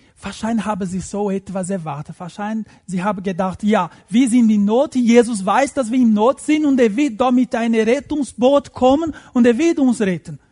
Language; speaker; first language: German; non-native, fluent; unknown